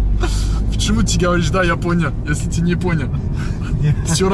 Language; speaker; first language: Russian; non-native, learner; French